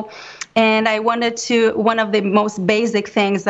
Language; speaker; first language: English; non-native, fluent; Portuguese